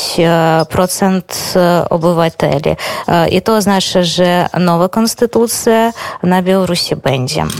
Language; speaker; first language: Polish; non-native, fluent; Belarusian